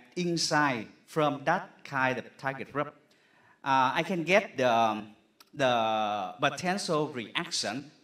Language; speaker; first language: English; non-native, fluent; Vietnamese